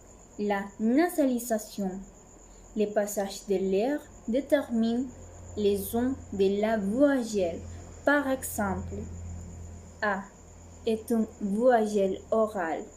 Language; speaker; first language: French; non-native, learner; Spanish